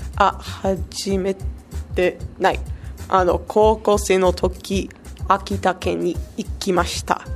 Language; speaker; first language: Japanese; non-native, learner; English